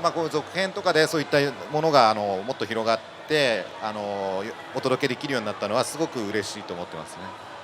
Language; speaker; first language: Japanese; native; Japanese